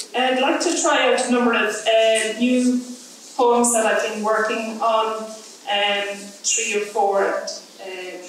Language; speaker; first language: English; native; English